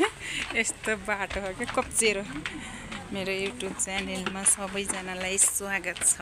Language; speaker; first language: Nepali; native; Nepali